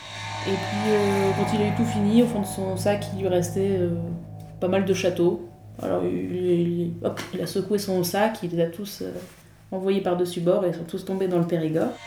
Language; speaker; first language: French; native; French